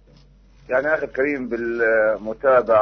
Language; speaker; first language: Arabic; native; Arabic